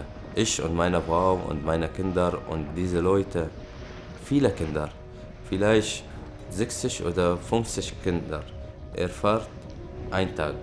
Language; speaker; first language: German; non-native, learner; Arabic